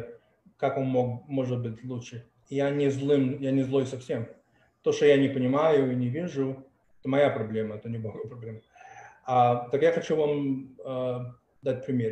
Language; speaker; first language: Russian; early bilingual, heritage; Russian